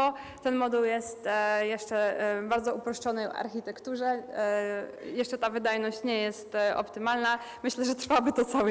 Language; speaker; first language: Polish; native; Polish